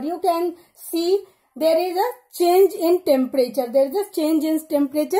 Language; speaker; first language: English; non-native, local second language; Hindi